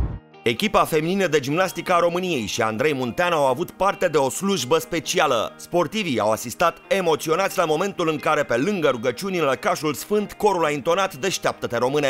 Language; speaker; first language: Romanian; native; Romanian